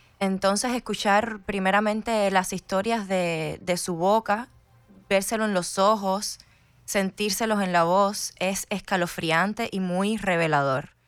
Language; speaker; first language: Spanish; native; Spanish